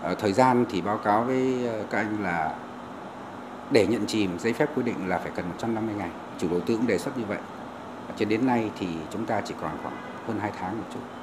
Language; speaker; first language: Vietnamese; native; Vietnamese